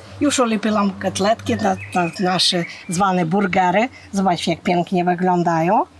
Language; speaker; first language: Polish; non-native, fluent; Ukrainian